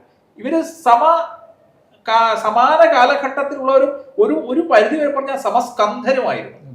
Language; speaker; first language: Malayalam; native; Malayalam